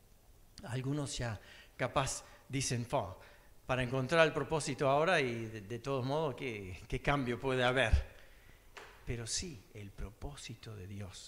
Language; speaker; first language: Spanish; early bilingual, other home language; English